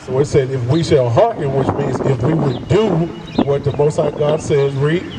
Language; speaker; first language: English; native; English